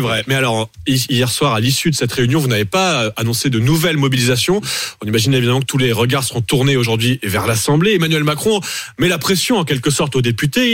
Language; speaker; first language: French; native; French